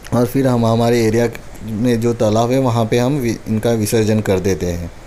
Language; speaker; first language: Hindi; non-native, local second language; Marathi